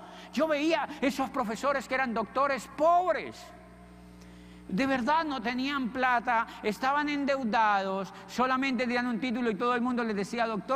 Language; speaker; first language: Spanish; native; Spanish